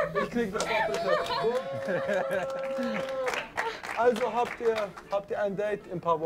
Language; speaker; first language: German; native; German